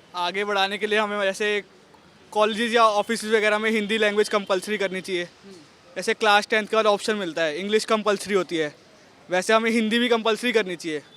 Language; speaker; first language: Hindi; native; Hindi